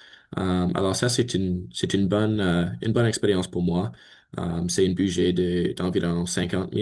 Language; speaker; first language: French; non-native, learner; English